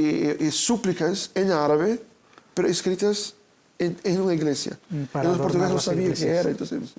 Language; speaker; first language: Spanish; non-native, fluent; Portuguese